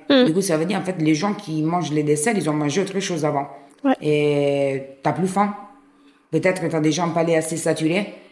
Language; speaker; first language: French; non-native, fluent; Italian